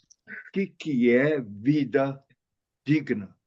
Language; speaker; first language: Portuguese; non-native, fluent; Chinese